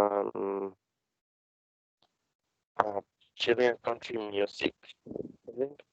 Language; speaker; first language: English; non-native, learner; Spanish